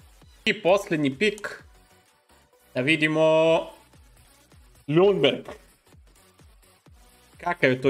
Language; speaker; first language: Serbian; non-native, learner; Dutch